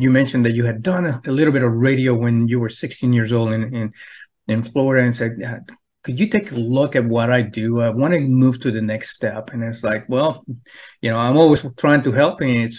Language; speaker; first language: English; non-native, fluent; Spanish